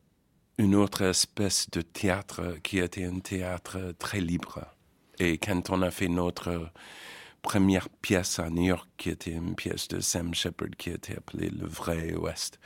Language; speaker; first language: French; non-native, fluent; English